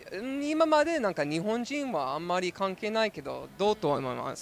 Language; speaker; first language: Japanese; non-native, learner; English